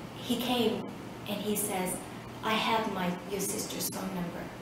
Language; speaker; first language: English; early bilingual, other home language; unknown